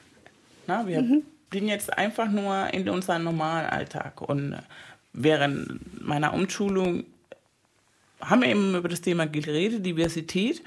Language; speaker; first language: German; non-native, fluent; Spanish